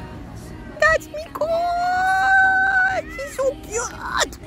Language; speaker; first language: English; non-native, fluent; French